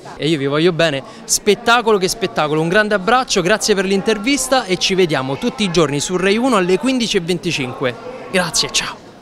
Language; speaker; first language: Italian; native; Italian